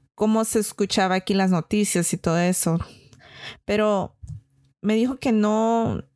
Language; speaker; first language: Spanish; early bilingual, heritage; Spanish